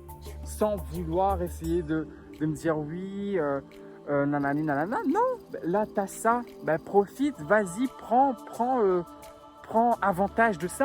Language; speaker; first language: French; native; French